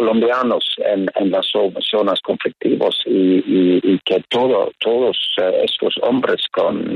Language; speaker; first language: Spanish; non-native, fluent; Norwegian